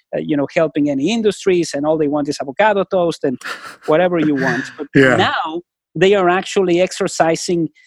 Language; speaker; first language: English; non-native, fluent; Spanish